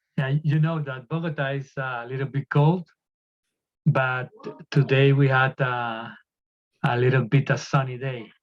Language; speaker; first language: English; non-native, learner; Spanish